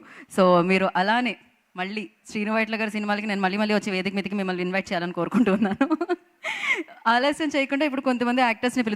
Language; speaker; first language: Telugu; native; Telugu